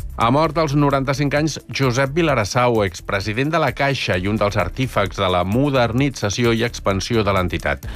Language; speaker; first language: Catalan; native; Catalan